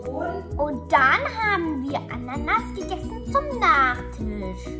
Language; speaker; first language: German; early bilingual, other home language; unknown